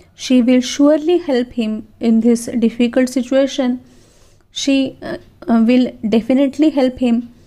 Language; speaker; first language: English; non-native, local second language; Marathi